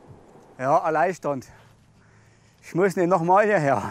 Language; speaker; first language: German; native; German